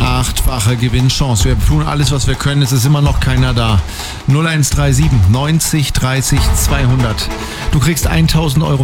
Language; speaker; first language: German; native; German